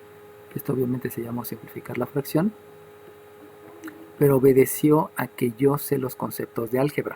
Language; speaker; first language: Spanish; native; Spanish